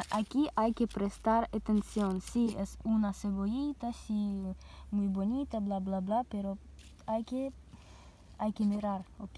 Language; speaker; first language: Spanish; non-native, learner; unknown